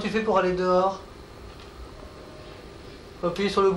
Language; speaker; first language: French; native; French